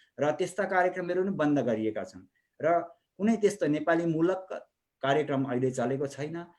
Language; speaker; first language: Nepali; native; Nepali